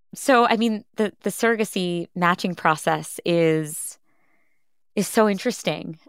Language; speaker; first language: English; early bilingual, other home language; Hindi